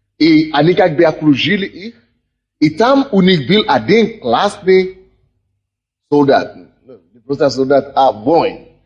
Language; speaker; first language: Russian; non-native, fluent; Yoruba